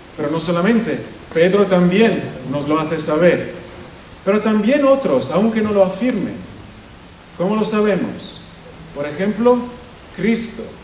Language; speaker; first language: Spanish; non-native, fluent; Italian